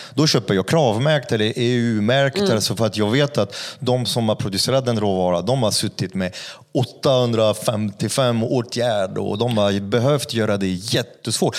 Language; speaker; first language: Swedish; non-native, fluent; French